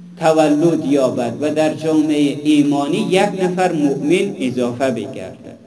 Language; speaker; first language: Persian; native; Persian